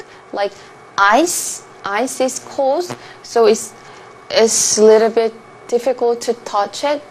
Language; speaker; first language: English; non-native, fluent; Korean